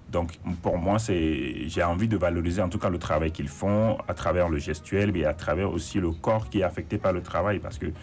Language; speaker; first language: French; non-native, local second language; Ewe